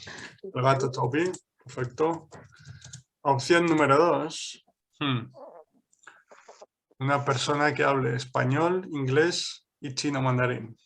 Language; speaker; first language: Spanish; non-native, fluent; English